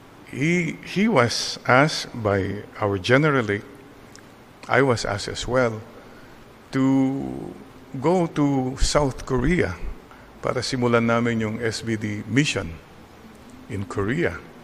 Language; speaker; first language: English; non-native, local second language; Filipino